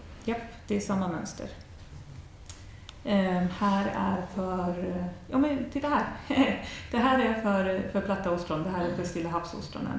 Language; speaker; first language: Swedish; native; Swedish